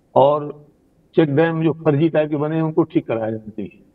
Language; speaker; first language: Hindi; native; Hindi